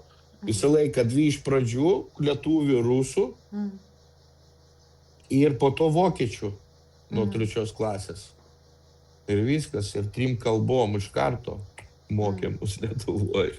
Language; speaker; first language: Lithuanian; non-native, local second language; Russian